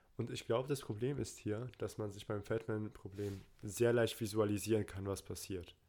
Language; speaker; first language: German; early bilingual, other home language; Turkish